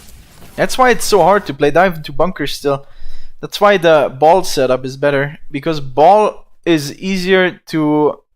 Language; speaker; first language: English; non-native, fluent; German